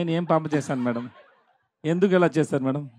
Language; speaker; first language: Telugu; non-native, learner; Tamil